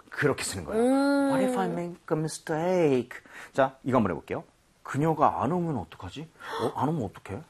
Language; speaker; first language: Korean; native; Korean